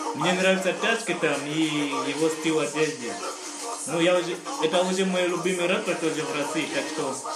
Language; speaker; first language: Russian; non-native, fluent; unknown